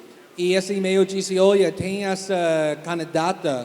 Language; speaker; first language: Portuguese; non-native, fluent; English